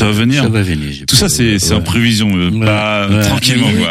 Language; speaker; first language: French; native; French